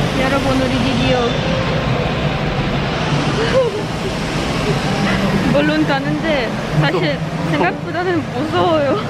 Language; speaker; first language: Korean; non-native, learner; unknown